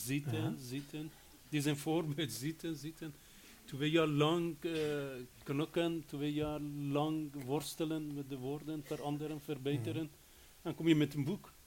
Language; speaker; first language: Dutch; non-native, fluent; Persian